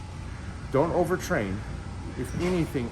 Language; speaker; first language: English; native; English